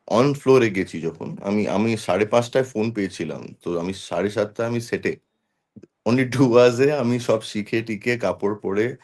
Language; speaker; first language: Bangla; non-native, local second language; Hindi